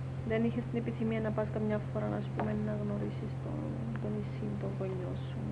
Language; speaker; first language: Greek; early bilingual, heritage; Greek